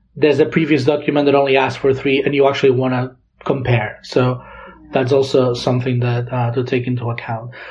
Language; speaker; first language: English; non-native, fluent; Catalan